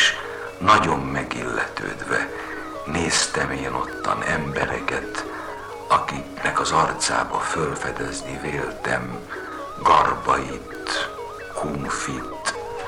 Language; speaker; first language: Hungarian; native; Hungarian